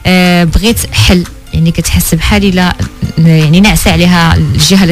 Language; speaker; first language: Arabic; native; Arabic